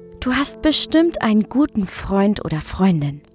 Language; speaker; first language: German; native; German